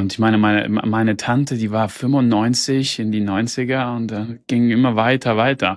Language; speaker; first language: German; early bilingual, heritage; German